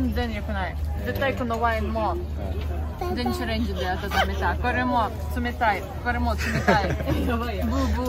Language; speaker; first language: Japanese; non-native, learner; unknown